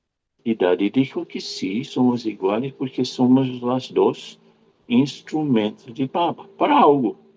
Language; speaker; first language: Spanish; non-native, fluent; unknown